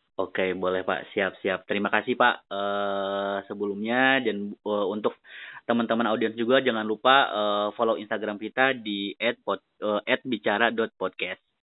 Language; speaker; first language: Indonesian; native; Indonesian